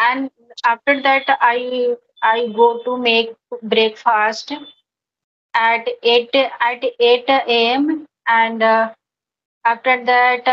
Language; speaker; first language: English; non-native, learner; Hindi